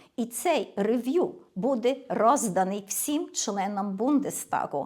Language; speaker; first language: Ukrainian; early bilingual, heritage; Ukrainian